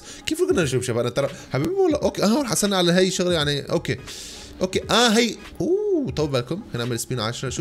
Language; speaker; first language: Arabic; native; Arabic